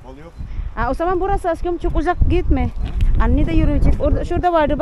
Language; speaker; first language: Turkish; non-native, learner; Filipino